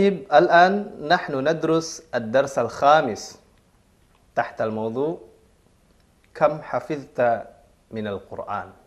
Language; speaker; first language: Arabic; non-native, fluent; Indonesian